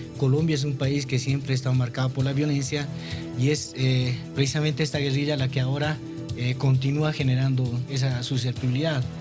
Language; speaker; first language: Spanish; native; Spanish